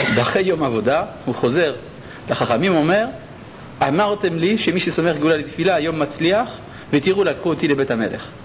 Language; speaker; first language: Hebrew; early bilingual, other home language; French